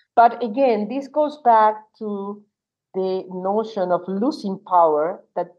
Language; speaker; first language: English; non-native, fluent; Spanish